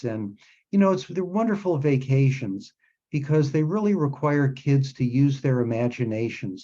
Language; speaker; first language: English; native; English